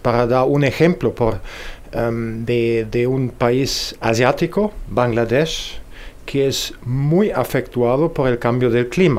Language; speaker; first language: Spanish; non-native, fluent; German